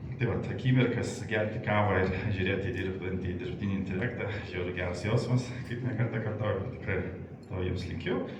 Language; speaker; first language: Lithuanian; non-native, local second language; Polish